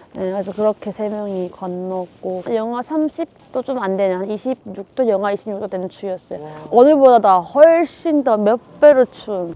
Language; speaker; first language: Korean; native; Korean